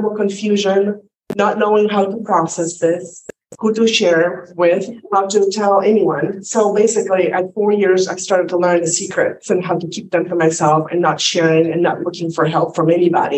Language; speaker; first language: English; non-native, fluent; Polish